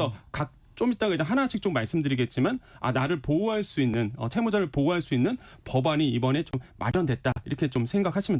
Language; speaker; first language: Korean; native; Korean